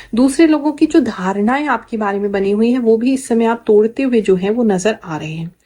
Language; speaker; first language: Hindi; native; Hindi